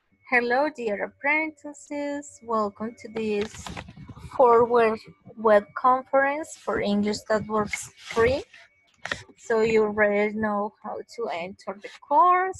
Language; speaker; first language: English; non-native, fluent; Spanish